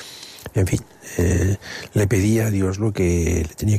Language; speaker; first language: Spanish; non-native, local second language; Catalan